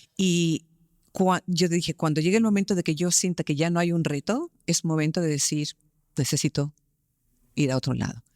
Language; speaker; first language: Spanish; early bilingual, heritage; Spanish